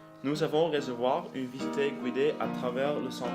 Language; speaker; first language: French; non-native, learner; Dutch